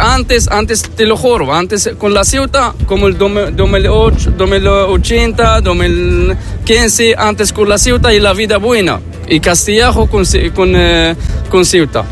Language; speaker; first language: Spanish; non-native, learner; Arabic